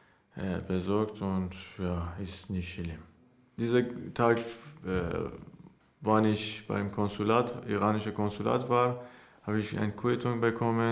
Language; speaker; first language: German; non-native, learner; Persian